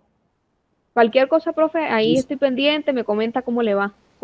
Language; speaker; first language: Spanish; native; Spanish